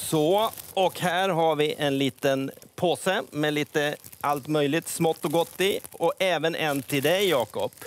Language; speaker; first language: Swedish; native; Swedish